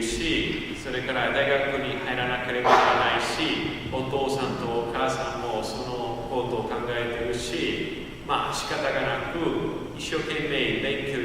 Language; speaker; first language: Japanese; non-native, fluent; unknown